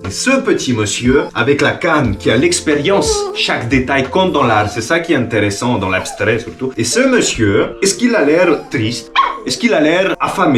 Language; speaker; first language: French; non-native, fluent; Romanian